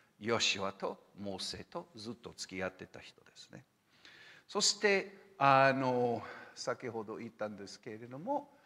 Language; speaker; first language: Japanese; non-native, fluent; English